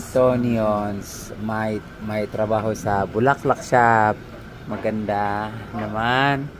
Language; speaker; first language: Filipino; non-native, learner; Arabic